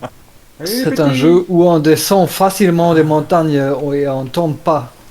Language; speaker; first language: French; non-native, learner; German